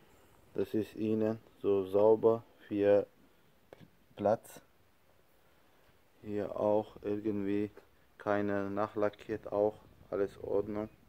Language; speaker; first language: German; non-native, learner; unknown